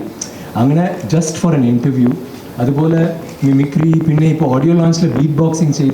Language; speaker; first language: Malayalam; non-native, learner; Tamil